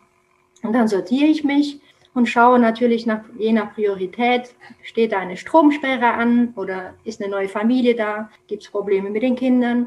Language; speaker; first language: German; non-native, fluent; Romanian